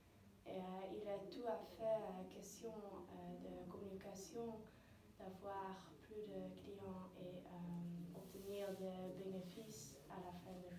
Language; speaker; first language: French; non-native, learner; Dutch